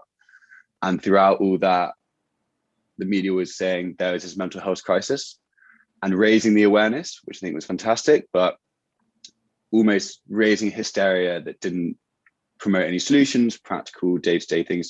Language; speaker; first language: English; native; English